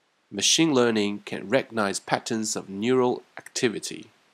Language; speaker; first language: English; non-native, fluent; Chinese